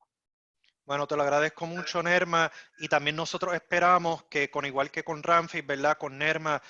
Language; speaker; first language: Spanish; native; Spanish